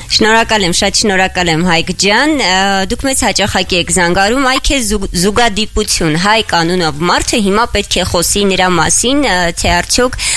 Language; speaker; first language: Armenian; native; Armenian